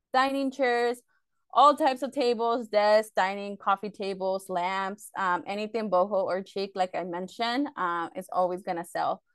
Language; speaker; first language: English; early bilingual, other home language; Spanish